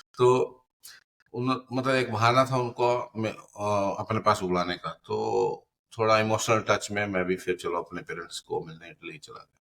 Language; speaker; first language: Hindi; non-native, local second language; Punjabi